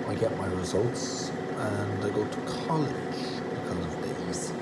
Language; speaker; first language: English; native; English